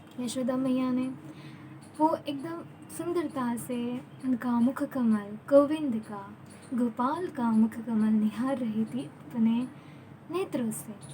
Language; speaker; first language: Hindi; non-native, local second language; Marathi